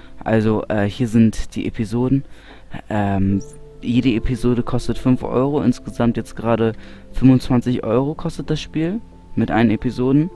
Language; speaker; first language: German; native; German